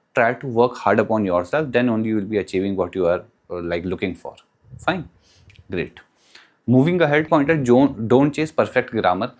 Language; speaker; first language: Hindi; native; Hindi